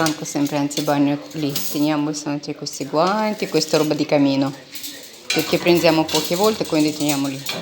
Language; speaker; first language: Italian; non-native, learner; Russian